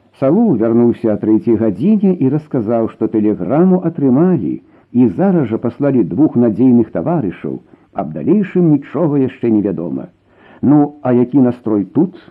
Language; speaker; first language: Belarusian; native; Belarusian